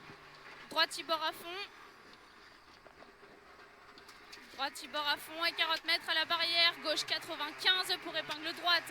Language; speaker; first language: French; native; French